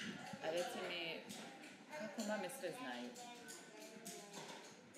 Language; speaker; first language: Serbian; native; Serbian